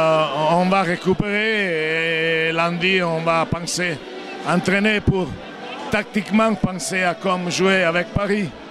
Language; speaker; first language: French; non-native, fluent; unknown